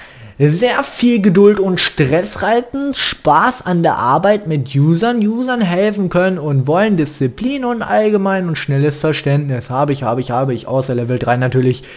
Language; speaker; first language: German; native; German